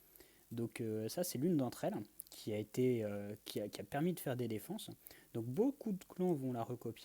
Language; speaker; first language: French; native; French